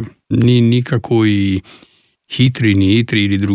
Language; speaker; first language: Russian; non-native, learner; Italian